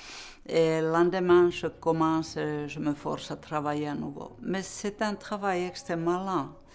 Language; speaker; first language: French; non-native, fluent; Finnish